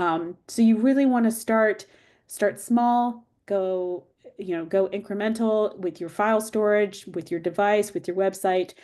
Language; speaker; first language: English; native; English